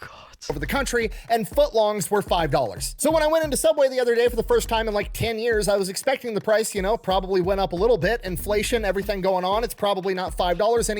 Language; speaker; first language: English; native; English